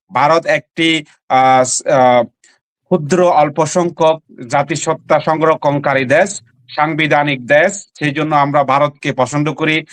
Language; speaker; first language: Bangla; non-native, local second language; Chakma